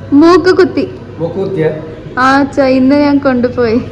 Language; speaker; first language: Malayalam; non-native, learner; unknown